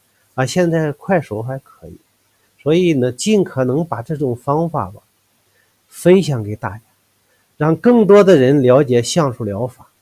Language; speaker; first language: Chinese; native; Chinese